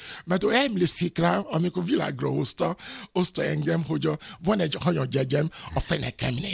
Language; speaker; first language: Hungarian; non-native, learner; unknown